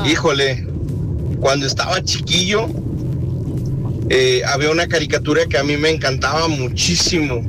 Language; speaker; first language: Spanish; native; Spanish